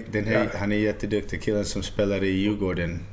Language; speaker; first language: Swedish; early bilingual, heritage; Swedish